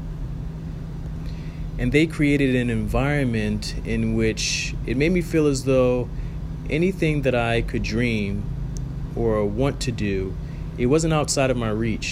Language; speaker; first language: English; native; English